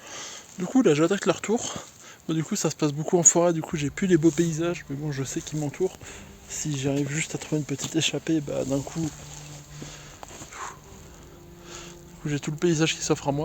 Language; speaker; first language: French; native; French